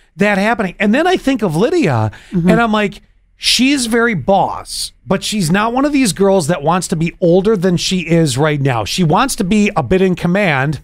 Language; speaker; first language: English; native; English